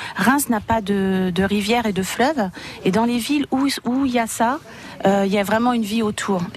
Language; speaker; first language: French; native; French